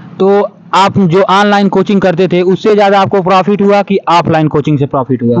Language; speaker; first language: Hindi; native; Hindi